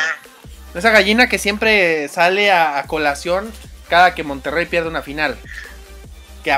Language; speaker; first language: Spanish; native; Spanish